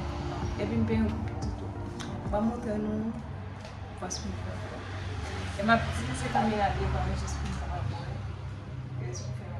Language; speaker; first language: French; non-native, learner; Haitian Creole